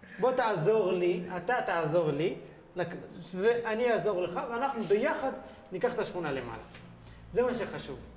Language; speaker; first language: Hebrew; early bilingual, other home language; Amharic